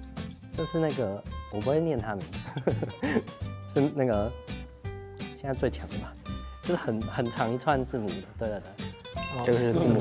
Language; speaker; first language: Chinese; native; Chinese